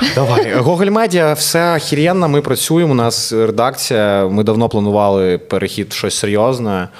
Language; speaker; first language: Ukrainian; non-native, local second language; Russian